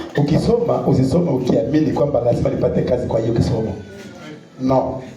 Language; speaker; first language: Swahili; non-native, local second language; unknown